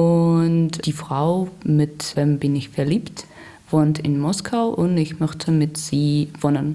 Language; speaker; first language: German; non-native, fluent; Russian